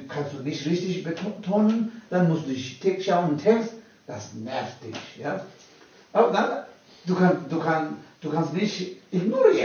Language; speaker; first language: German; non-native, learner; Tibetan